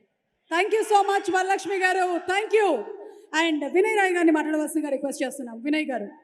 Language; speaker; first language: Telugu; native; Telugu